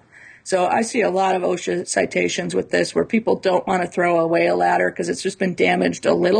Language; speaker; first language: English; native; English